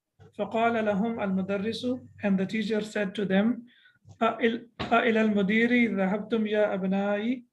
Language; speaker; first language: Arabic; non-native, fluent; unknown